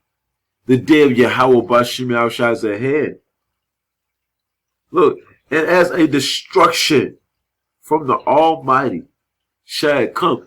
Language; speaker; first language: English; native; English